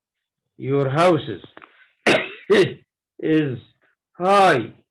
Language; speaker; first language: English; non-native, learner; Arabic